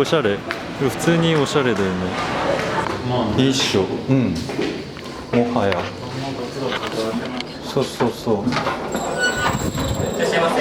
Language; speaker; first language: Japanese; non-native, fluent; Korean